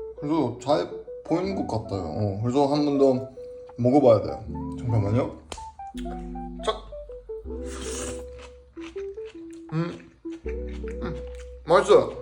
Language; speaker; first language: Korean; non-native, learner; German